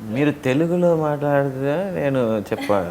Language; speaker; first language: Telugu; non-native, learner; Tamil